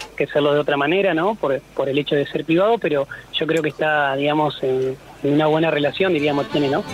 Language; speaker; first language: Spanish; native; Spanish